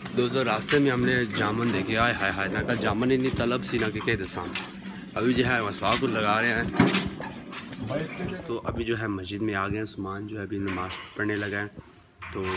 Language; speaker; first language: Urdu; non-native, local second language; Punjabi